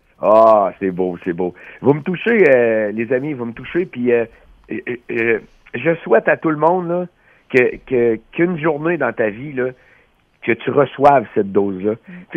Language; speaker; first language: French; native; French